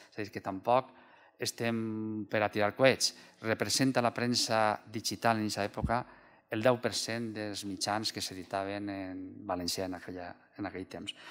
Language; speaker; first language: Catalan; native; Catalan